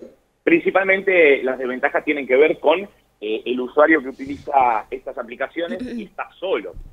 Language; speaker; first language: Spanish; native; Spanish